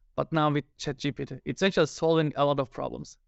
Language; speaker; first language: English; non-native, fluent; Turkish